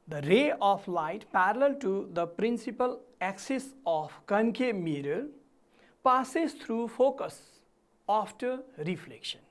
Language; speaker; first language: English; non-native, local second language; Nepali